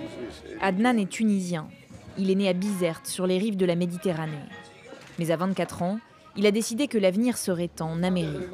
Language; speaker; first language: French; native; French